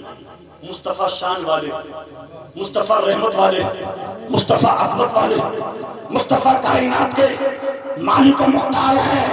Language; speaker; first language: Urdu; native; Urdu